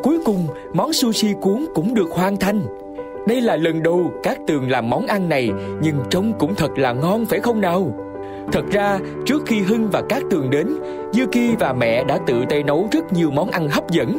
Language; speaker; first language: Vietnamese; native; Vietnamese